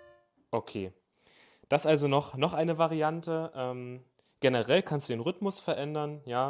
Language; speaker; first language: German; native; German